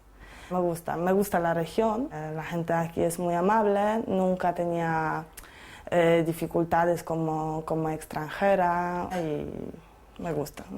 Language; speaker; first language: Spanish; non-native, learner; Polish